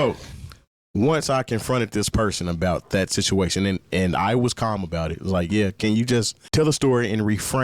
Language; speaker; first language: English; native; English